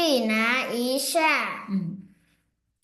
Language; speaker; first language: Chinese; non-native, learner; Vietnamese